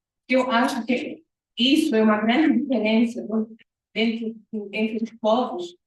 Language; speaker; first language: Portuguese; non-native, fluent; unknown